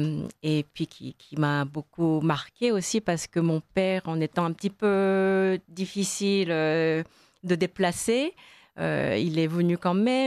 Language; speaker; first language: French; non-native, fluent; Korean